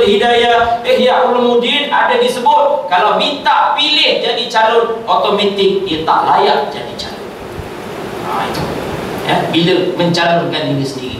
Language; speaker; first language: Malay; native; Malay